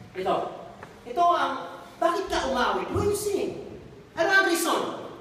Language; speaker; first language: Filipino; non-native, local second language; Cebuano